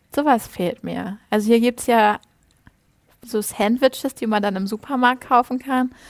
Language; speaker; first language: German; native; German